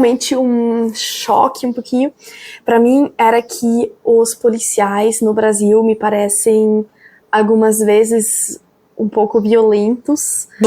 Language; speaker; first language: Portuguese; non-native, fluent; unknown